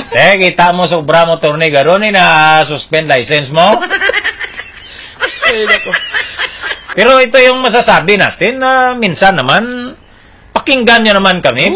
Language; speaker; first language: Filipino; non-native, local second language; Hiligaynon